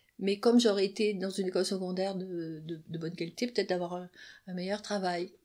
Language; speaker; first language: French; native; French